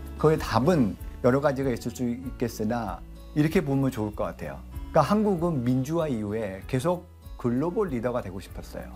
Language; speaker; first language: Korean; native; Korean